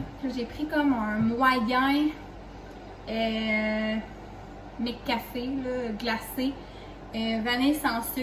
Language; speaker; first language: French; native; French